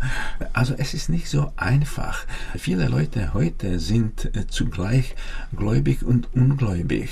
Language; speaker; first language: German; non-native, fluent; Czech